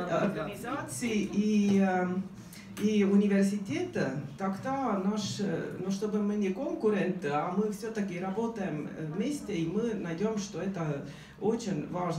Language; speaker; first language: Russian; non-native, fluent; Estonian